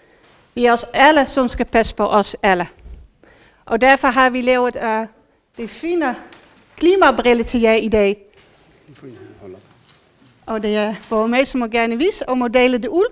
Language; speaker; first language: Danish; non-native, fluent; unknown